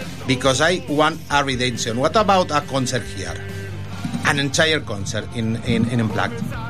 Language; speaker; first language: English; non-native, learner; Spanish